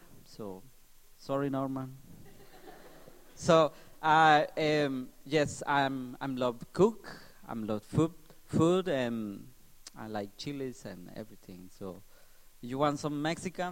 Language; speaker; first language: English; non-native, learner; Spanish